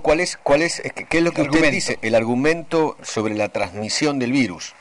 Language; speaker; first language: Spanish; native; Spanish